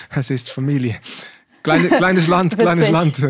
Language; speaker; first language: German; non-native, learner; Dutch